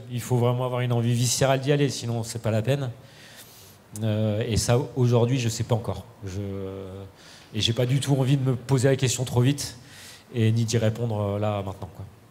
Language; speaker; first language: French; native; French